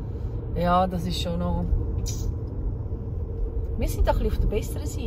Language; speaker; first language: German; native; German